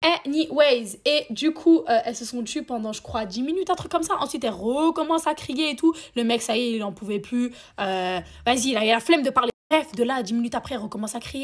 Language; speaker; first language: French; native; French